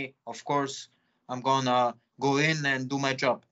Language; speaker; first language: English; non-native, fluent; Serbian